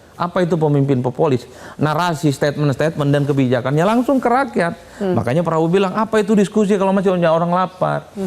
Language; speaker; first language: Indonesian; non-native, local second language; Madurese